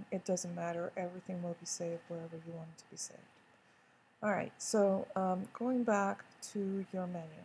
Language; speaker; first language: English; native; English